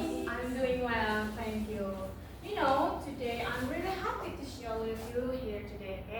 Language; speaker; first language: English; non-native, learner; Indonesian